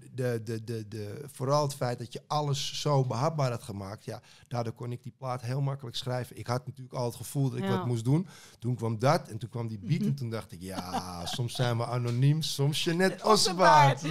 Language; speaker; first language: Dutch; native; Dutch